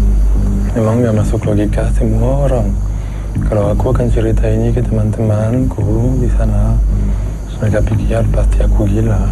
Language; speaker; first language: Indonesian; non-native, fluent; English